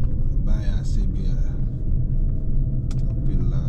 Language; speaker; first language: French; non-native, learner; Haitian Creole